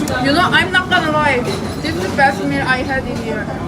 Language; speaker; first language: English; non-native, learner; Korean